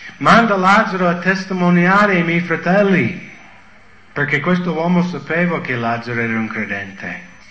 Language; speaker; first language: Italian; non-native, fluent; English